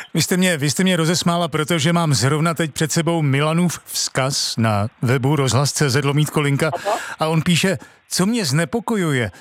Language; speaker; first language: Czech; native; Czech